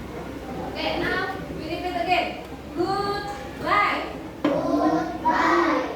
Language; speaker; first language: English; non-native, learner; Indonesian